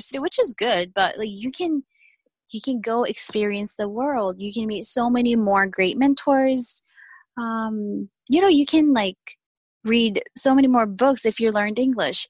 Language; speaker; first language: English; non-native, fluent; Korean